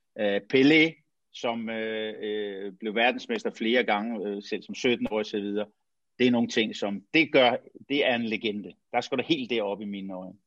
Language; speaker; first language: Danish; native; Danish